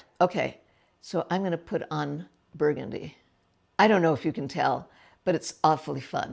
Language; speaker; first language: English; native; English